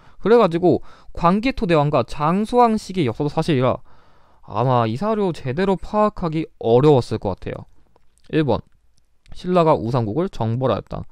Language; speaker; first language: Korean; native; Korean